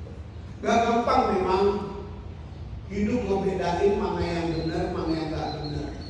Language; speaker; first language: Indonesian; native; Indonesian